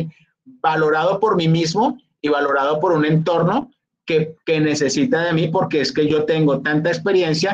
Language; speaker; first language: Spanish; native; Spanish